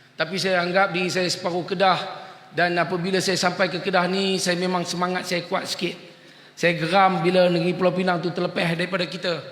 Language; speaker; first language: Malay; native; Malay